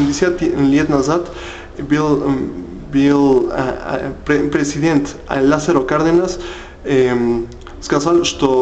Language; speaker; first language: Russian; non-native, learner; Spanish